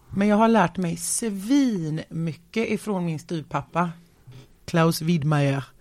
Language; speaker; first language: Swedish; native; Swedish